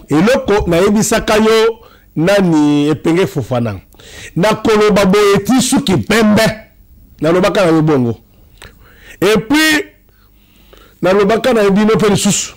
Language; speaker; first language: Lingala; non-native, local second language; Luba-Lulua